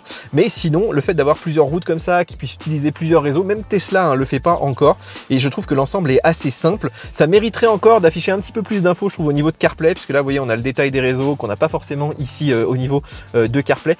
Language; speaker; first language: French; native; French